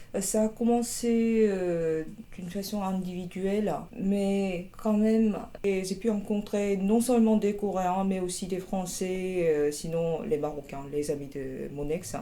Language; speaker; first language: French; non-native, fluent; Korean